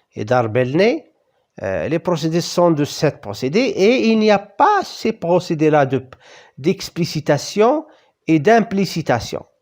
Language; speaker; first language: French; non-native, local second language; Arabic